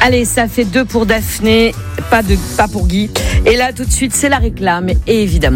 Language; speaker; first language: French; native; French